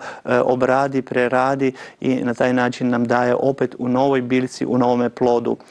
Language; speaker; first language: Croatian; native; Croatian